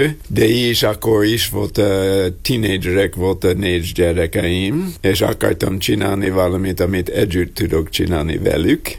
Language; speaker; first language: Hungarian; non-native, learner; English